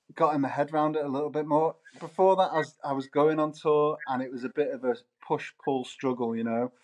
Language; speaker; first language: English; native; English